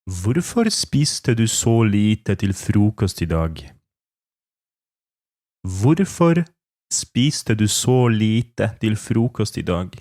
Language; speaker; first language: Norwegian; non-native, fluent; Polish